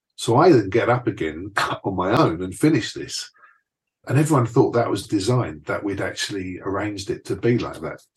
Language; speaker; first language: English; native; English